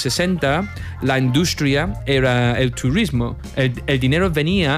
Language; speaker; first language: Spanish; non-native, fluent; English